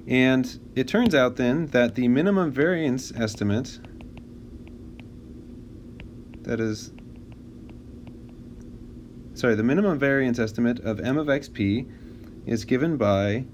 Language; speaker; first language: English; native; English